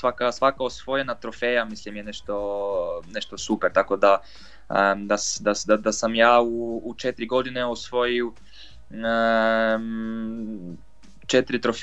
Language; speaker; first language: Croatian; non-native, fluent; Polish